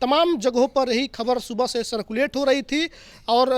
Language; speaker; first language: Hindi; native; Hindi